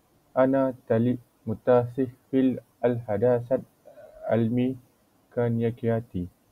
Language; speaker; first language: Arabic; non-native, learner; Malay